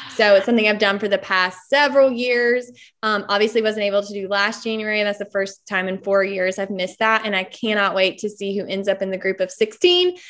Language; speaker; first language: English; native; English